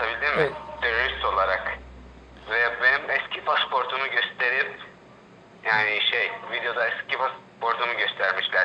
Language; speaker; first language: Turkish; early bilingual, heritage; Turkish